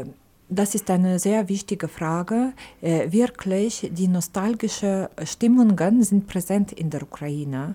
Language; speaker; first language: German; non-native, fluent; Ukrainian